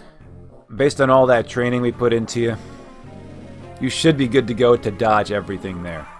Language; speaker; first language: English; native; English